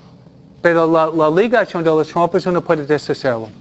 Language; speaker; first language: Spanish; non-native, fluent; English